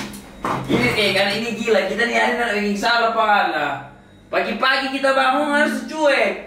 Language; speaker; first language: Indonesian; non-native, learner; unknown